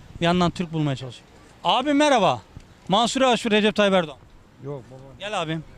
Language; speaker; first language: Turkish; native; Turkish